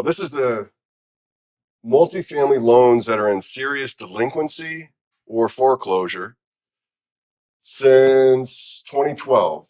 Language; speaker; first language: English; native; English